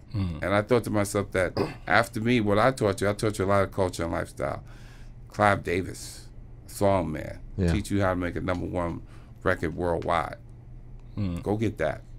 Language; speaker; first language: English; native; English